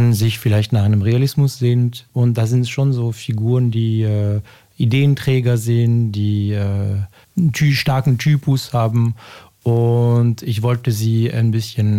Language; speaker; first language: German; non-native, fluent; French